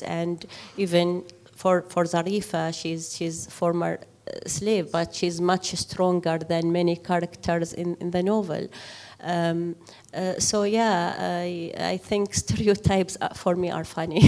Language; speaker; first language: English; non-native, fluent; Arabic